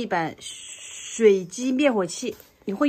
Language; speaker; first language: Chinese; native; Chinese